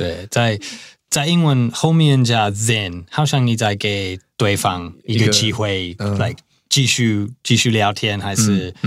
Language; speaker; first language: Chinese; non-native, fluent; English